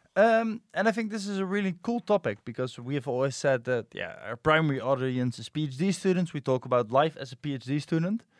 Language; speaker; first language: English; non-native, fluent; Dutch